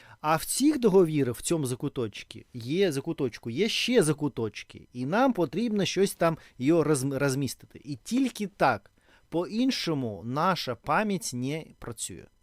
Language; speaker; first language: Ukrainian; non-native, learner; Russian